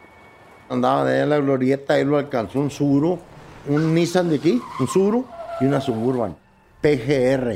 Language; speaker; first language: Spanish; native; Spanish